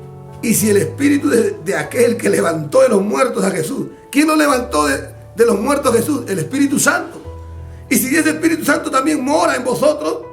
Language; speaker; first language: Spanish; native; Spanish